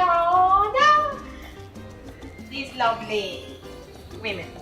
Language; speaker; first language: English; non-native, learner; Spanish